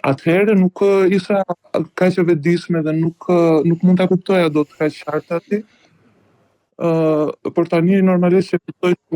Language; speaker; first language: Albanian; native; Albanian